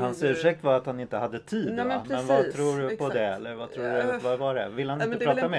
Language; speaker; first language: Swedish; native; Swedish